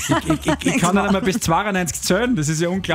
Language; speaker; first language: German; native; German